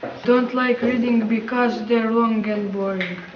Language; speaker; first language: English; non-native, learner; Croatian